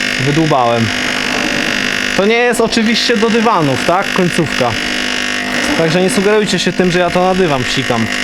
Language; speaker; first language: Polish; native; Polish